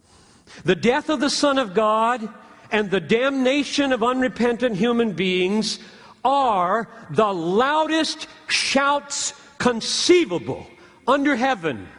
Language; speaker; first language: English; native; English